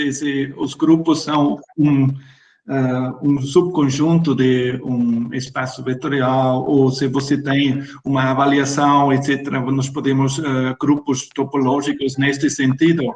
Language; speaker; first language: Portuguese; non-native, fluent; German